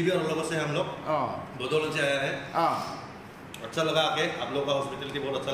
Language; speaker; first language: Hindi; non-native, local second language; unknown